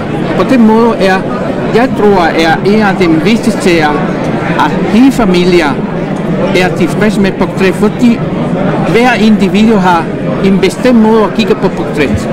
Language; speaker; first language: Danish; non-native, fluent; Spanish